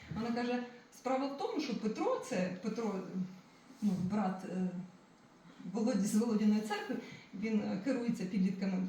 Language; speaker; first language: Ukrainian; non-native, local second language; Russian